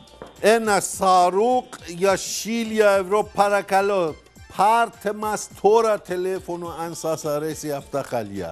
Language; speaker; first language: Greek; non-native, learner; Persian